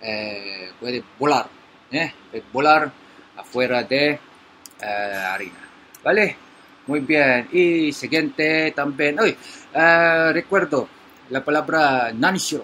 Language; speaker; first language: Spanish; non-native, learner; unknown